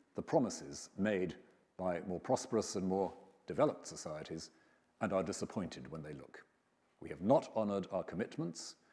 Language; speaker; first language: English; native; English